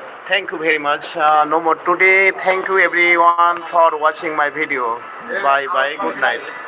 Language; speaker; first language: English; non-native, local second language; Bangla